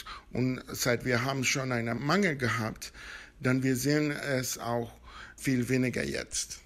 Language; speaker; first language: German; non-native, fluent; Spanish